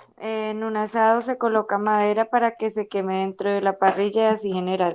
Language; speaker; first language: Spanish; native; Spanish